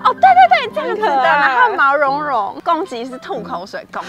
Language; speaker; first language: Chinese; native; Chinese